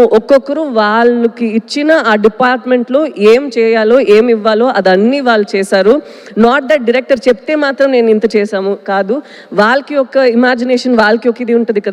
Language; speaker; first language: Telugu; non-native, local second language; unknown